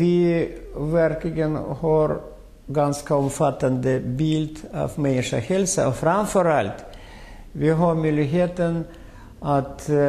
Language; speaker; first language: Swedish; non-native, fluent; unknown